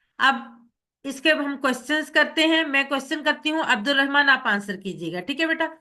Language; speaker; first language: Urdu; native; Urdu